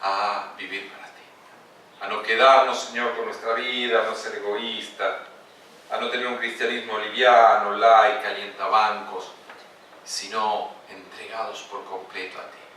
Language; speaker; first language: Spanish; native; Spanish